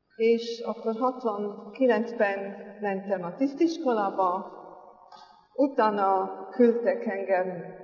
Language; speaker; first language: Hungarian; non-native, learner; German